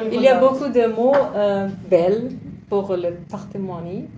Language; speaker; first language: French; non-native, learner; Uzbek